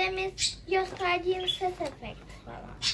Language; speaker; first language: Turkish; native; Turkish